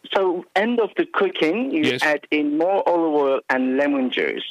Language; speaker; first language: English; non-native, fluent; Turkish